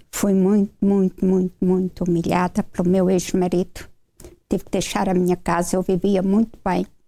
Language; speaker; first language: Portuguese; native; Portuguese